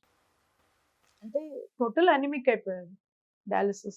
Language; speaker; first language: Telugu; native; Telugu